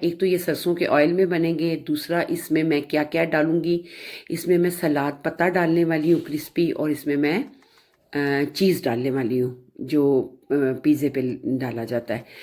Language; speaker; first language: Urdu; non-native, local second language; Punjabi